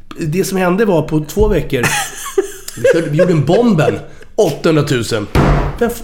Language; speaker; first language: Swedish; native; Swedish